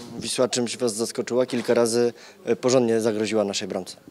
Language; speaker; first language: Polish; native; Polish